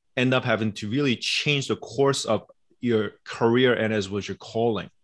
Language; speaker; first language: English; early bilingual, other home language; Korean